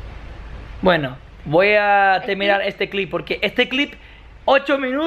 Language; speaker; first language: Spanish; non-native, learner; English